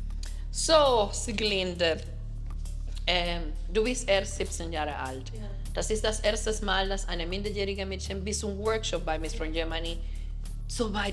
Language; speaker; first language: German; non-native, fluent; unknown